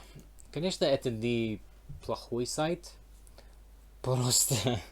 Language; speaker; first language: Russian; non-native, learner; English